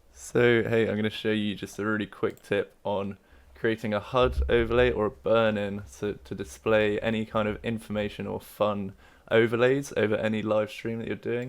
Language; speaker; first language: English; native; English